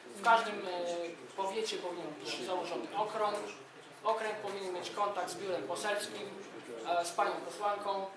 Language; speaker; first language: Polish; native; Polish